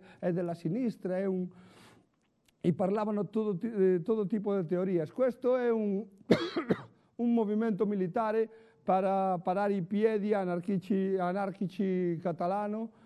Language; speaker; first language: Italian; non-native, fluent; Galician